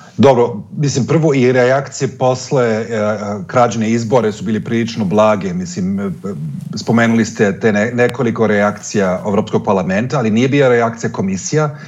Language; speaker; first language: Serbian; non-native, fluent; German